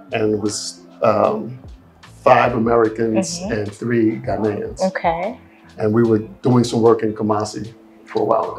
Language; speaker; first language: English; native; English